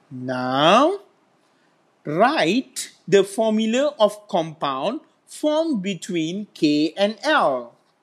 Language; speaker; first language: English; non-native, local second language; Malay